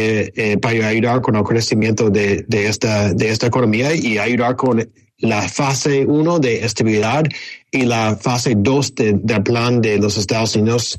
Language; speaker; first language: Spanish; non-native, fluent; English